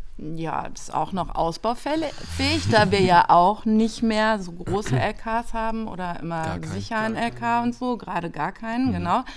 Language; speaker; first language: German; native; German